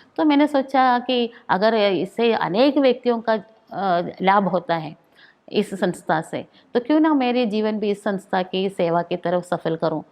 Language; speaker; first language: Hindi; non-native, local second language; Malayalam